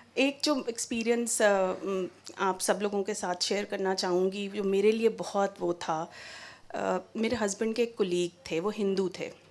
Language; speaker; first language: Urdu; native; Urdu